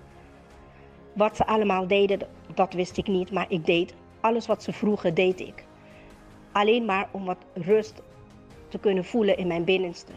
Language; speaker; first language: Dutch; native; Dutch